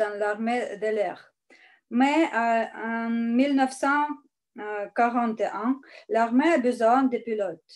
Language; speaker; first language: French; non-native, learner; Russian